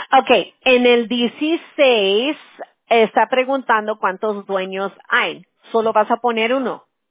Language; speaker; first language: Spanish; early bilingual, heritage; Spanish